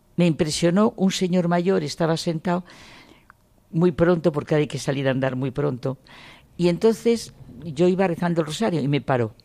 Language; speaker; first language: Spanish; native; Spanish